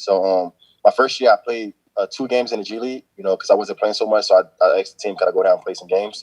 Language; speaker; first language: English; native; English